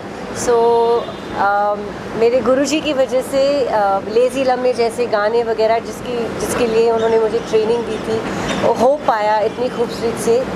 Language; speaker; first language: Hindi; native; Hindi